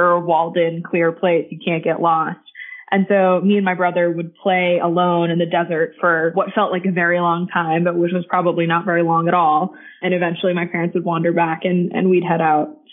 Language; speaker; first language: English; native; English